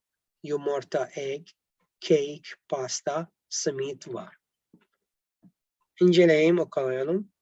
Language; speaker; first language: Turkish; non-native, learner; Arabic